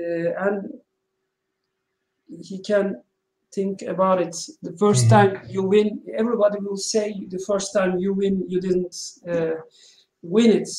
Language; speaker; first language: English; non-native, learner; Turkish